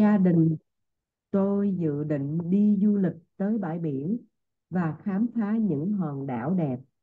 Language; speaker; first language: Vietnamese; native; Vietnamese